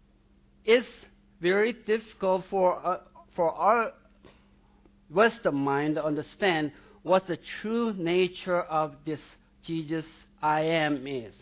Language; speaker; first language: English; non-native, fluent; Korean